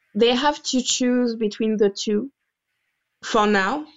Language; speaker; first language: English; non-native, fluent; French